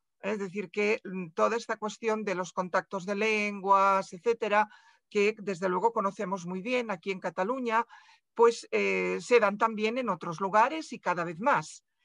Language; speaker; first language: Spanish; non-native, local second language; Catalan